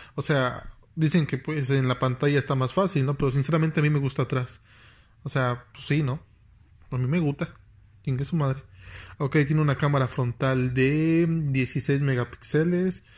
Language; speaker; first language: Spanish; native; Spanish